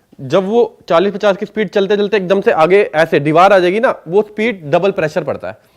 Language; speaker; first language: Hindi; non-native, local second language; Punjabi